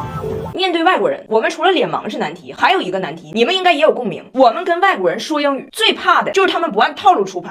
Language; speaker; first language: Chinese; native; Chinese